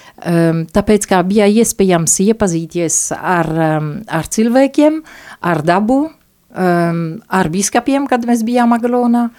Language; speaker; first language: Latvian; non-native, fluent; French